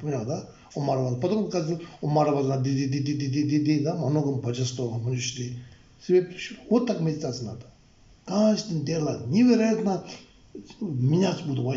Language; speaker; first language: Russian; non-native, learner; Tibetan